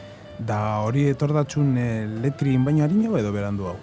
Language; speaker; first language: Basque; native; Basque